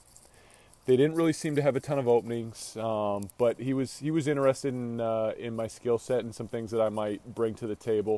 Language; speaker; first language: English; native; English